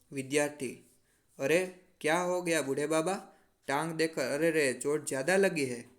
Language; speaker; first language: Hindi; non-native, local second language; Gujarati